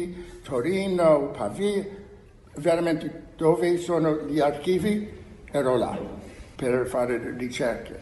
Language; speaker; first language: Italian; non-native, learner; English